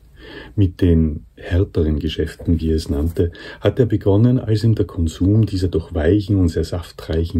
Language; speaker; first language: German; native; German